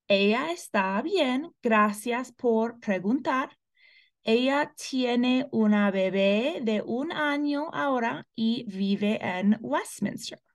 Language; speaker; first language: Spanish; non-native, fluent; English